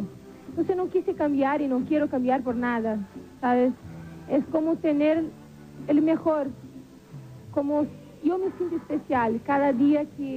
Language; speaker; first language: Spanish; non-native, fluent; Portuguese